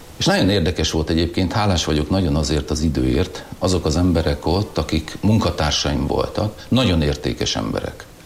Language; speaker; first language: Hungarian; non-native, local second language; German